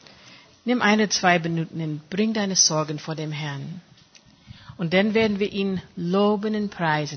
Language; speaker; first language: German; non-native, fluent; English